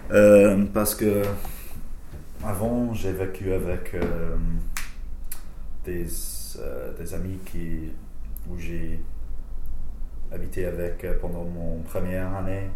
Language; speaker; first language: French; non-native, fluent; English